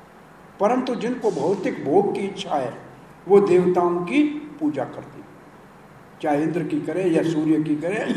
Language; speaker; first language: Hindi; native; Hindi